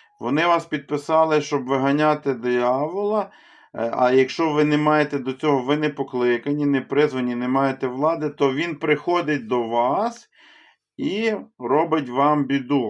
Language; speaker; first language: Ukrainian; native; Ukrainian